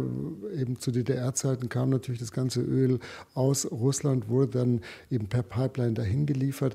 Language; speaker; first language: German; native; German